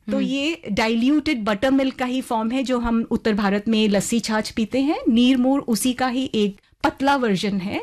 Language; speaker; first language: Hindi; native; Hindi